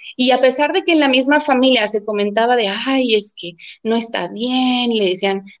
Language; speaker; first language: Spanish; early bilingual, heritage; Spanish